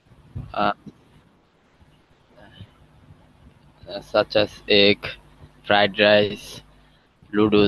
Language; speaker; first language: English; non-native, learner; Bangla